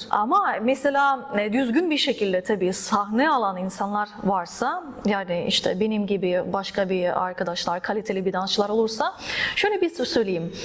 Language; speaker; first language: Turkish; early bilingual, other home language; Russian